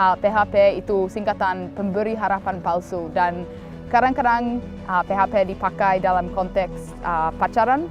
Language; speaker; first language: Indonesian; non-native, fluent; English